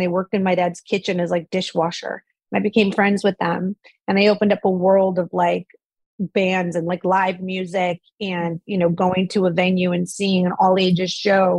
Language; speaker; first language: English; native; English